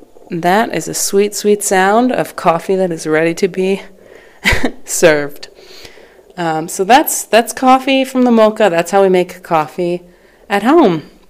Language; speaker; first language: English; native; English